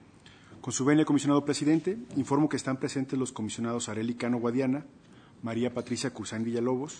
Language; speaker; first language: Spanish; native; Spanish